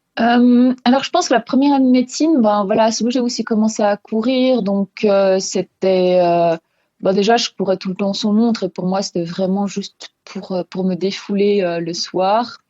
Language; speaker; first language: French; non-native, local second language; Swiss German